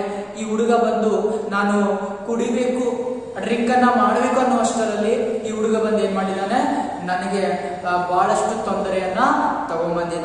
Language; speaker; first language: Kannada; native; Kannada